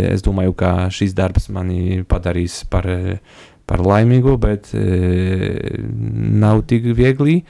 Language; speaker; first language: Latvian; non-native, fluent; Polish